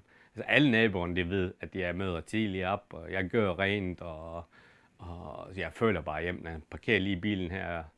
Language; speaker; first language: Danish; non-native, fluent; Turkish